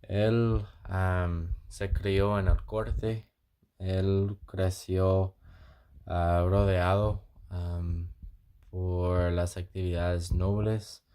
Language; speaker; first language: Spanish; non-native, learner; English